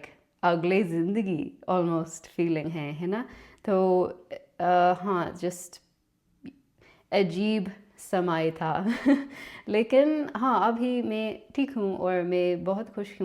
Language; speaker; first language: Hindi; non-native, learner; English